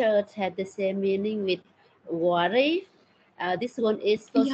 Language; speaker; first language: English; non-native, learner; Thai